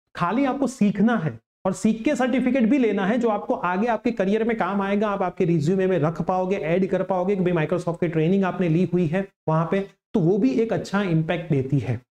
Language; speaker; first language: Hindi; non-native, local second language; Gujarati